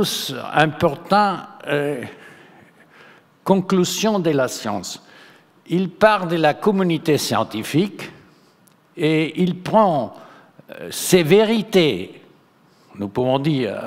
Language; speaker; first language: French; non-native, fluent; Spanish